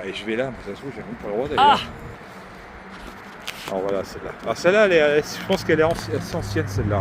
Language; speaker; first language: French; native; French